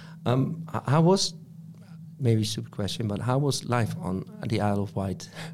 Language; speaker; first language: English; non-native, fluent; Dutch